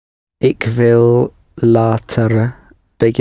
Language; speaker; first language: Dutch; non-native, learner; English